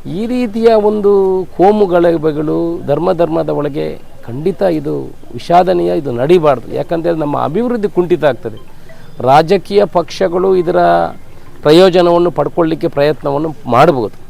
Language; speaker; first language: Kannada; native; Kannada